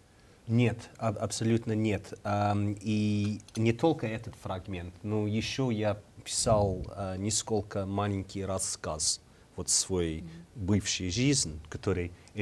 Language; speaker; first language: Russian; non-native, learner; English